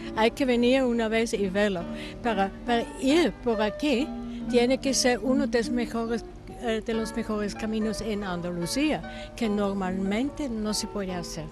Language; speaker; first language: Spanish; non-native, fluent; German